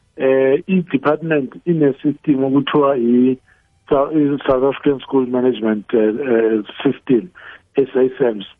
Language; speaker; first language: Zulu; non-native, local second language; South Ndebele